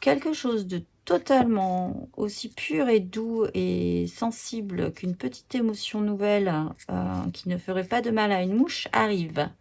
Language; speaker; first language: French; native; French